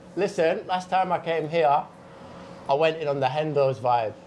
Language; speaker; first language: English; native; English